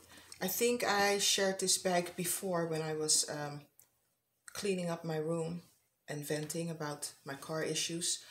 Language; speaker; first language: English; non-native, fluent; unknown